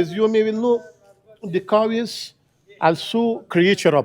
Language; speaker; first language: English; non-native, learner; Persian